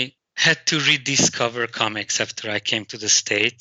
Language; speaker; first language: English; non-native, fluent; Hungarian